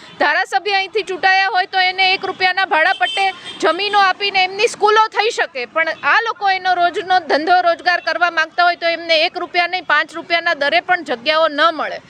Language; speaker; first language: Gujarati; native; Gujarati